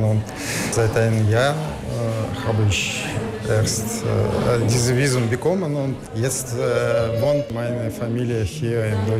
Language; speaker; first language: German; non-native, learner; Russian